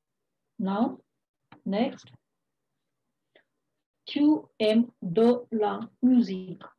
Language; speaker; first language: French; non-native, fluent; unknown